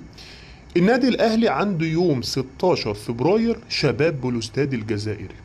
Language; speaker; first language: Arabic; native; Arabic